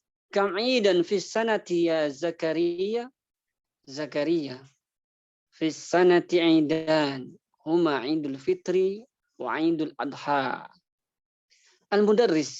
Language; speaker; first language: Arabic; non-native, fluent; Indonesian